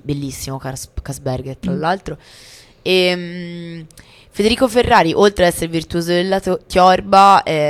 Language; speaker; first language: Italian; native; Italian